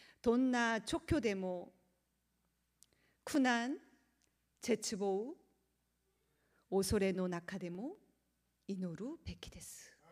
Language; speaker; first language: Japanese; non-native, learner; Korean